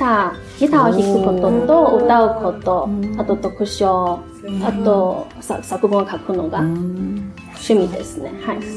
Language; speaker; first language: Japanese; non-native, fluent; Chinese